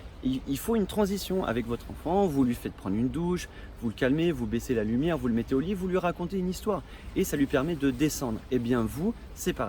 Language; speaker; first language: French; native; French